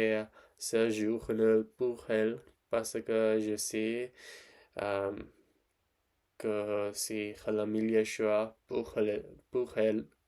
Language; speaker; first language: French; non-native, learner; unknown